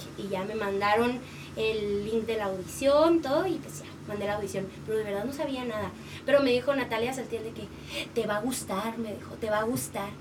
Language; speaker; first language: Spanish; native; Spanish